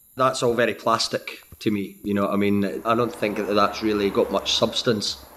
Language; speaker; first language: English; native; English